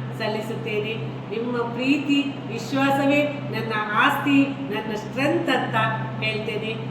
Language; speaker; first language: Kannada; non-native, local second language; Tulu